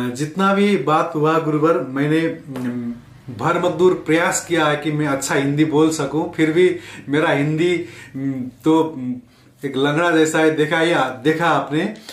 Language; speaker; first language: Hindi; non-native, fluent; Nepali